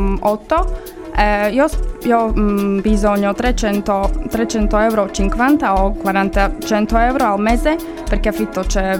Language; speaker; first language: Italian; non-native, learner; Slovak